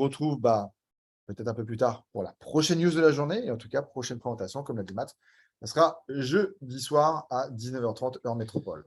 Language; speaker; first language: French; native; French